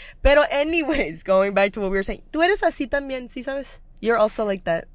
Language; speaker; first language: English; early bilingual, other home language; Spanish